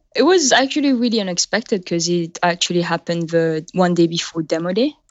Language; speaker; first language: English; non-native, fluent; French